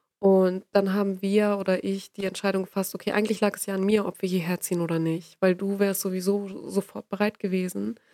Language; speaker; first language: German; native; German